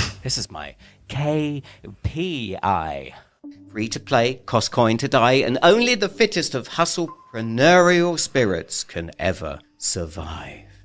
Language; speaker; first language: English; native; English